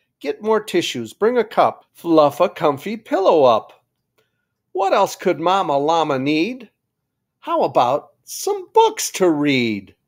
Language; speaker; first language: English; native; English